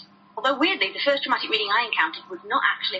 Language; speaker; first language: English; native; English